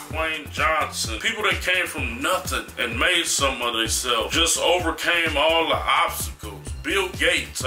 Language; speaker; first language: English; native; English